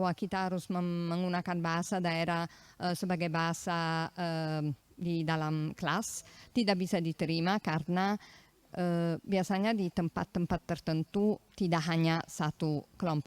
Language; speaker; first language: Indonesian; non-native, fluent; Italian